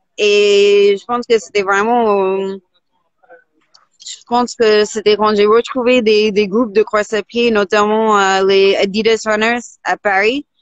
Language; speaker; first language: French; non-native, fluent; English